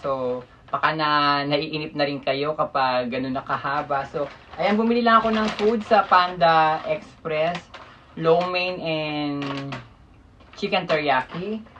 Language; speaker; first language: Filipino; native; Filipino